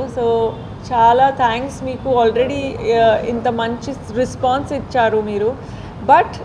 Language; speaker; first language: Telugu; non-native, local second language; Tamil